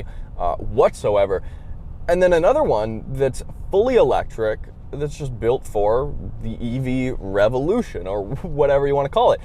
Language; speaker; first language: English; native; English